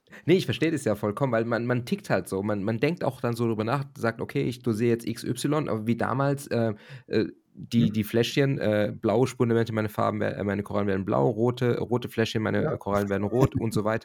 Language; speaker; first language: German; native; German